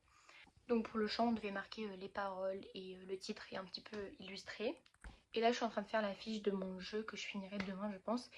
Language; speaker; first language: French; native; French